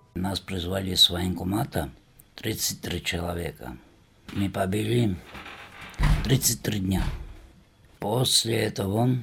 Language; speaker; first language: Russian; native; Russian